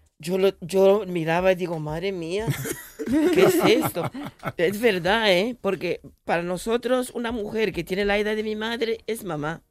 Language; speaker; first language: Spanish; non-native, fluent; Swahili